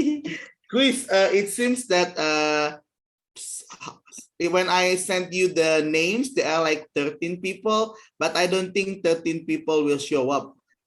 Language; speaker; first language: English; non-native, fluent; Indonesian